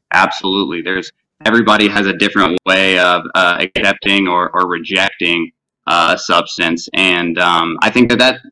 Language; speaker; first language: English; native; English